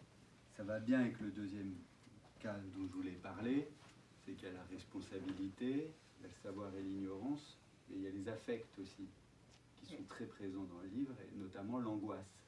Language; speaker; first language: French; native; French